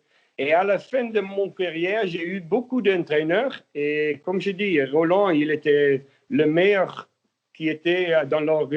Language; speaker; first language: French; non-native, learner; Dutch